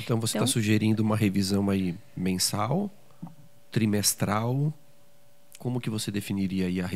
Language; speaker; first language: Portuguese; native; Portuguese